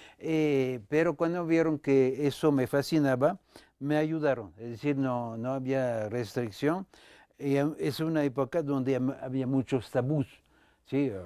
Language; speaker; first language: Spanish; non-native, fluent; French